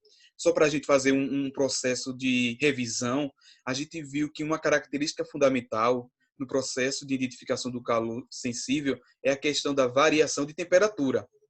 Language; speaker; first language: Portuguese; native; Portuguese